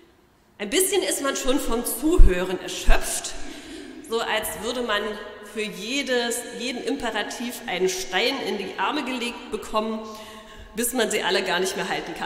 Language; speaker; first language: German; native; German